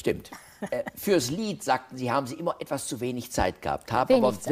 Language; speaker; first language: German; native; German